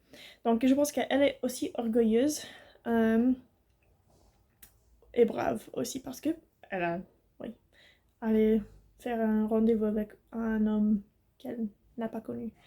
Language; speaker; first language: French; non-native, learner; English